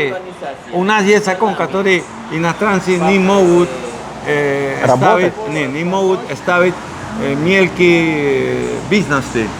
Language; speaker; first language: Russian; non-native, learner; Spanish